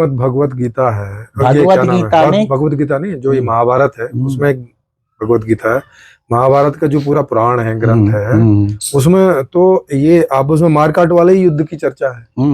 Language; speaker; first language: Hindi; native; Hindi